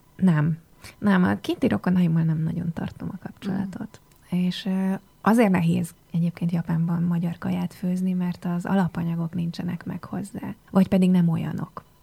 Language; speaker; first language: Hungarian; native; Hungarian